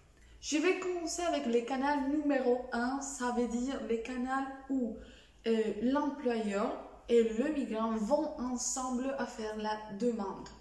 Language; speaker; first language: French; non-native, fluent; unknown